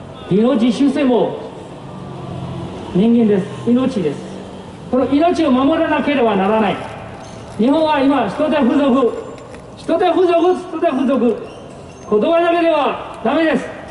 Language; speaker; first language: Japanese; non-native, fluent; Burmese